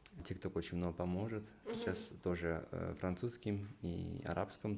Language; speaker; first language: Russian; non-native, learner; Hungarian